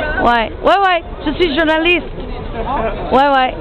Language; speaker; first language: French; non-native, learner; English